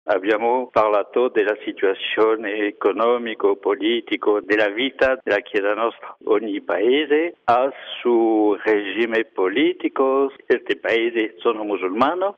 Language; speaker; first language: Italian; non-native, learner; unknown